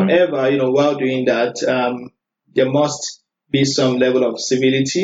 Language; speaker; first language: English; non-native, local second language; Yoruba